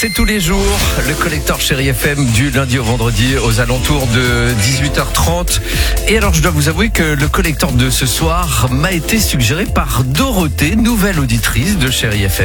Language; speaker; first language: French; native; French